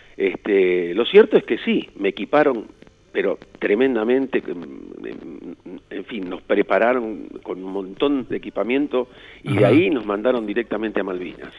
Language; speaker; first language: Spanish; native; Spanish